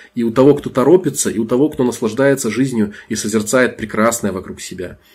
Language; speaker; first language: Russian; non-native, local second language; Belarusian